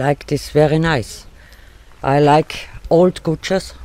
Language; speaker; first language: English; non-native, learner; German